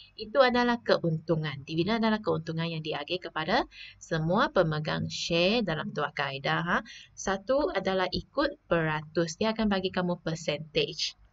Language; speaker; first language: Malay; non-native, local second language; Chinese